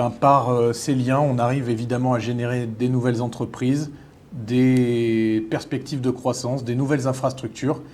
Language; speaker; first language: French; native; French